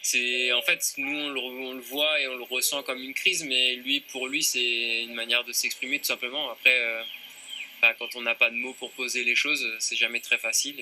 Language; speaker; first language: French; native; French